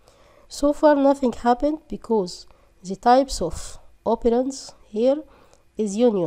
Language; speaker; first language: English; non-native, fluent; Arabic